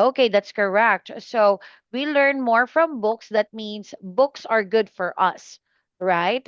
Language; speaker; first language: English; non-native, fluent; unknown